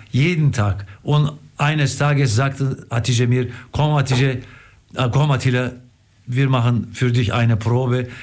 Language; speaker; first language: German; non-native, fluent; Turkish